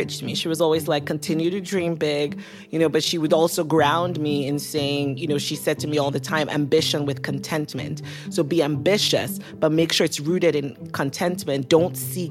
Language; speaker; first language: English; non-native, local second language; Yoruba